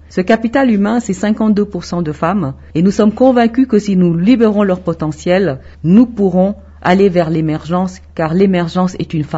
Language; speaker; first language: French; non-native, local second language; Wolof